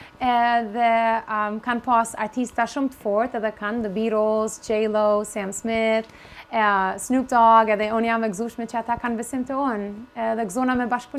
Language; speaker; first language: Albanian; early bilingual, heritage; Albanian